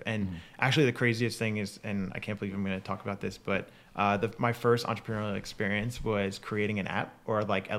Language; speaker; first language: English; native; English